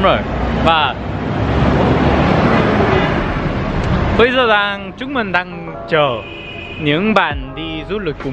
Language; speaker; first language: Vietnamese; non-native, fluent; Korean